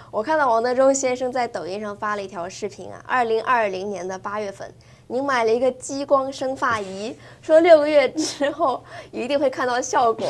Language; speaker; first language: Chinese; native; Chinese